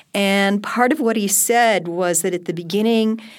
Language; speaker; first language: English; native; English